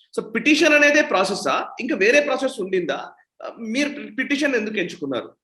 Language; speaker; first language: Telugu; native; Telugu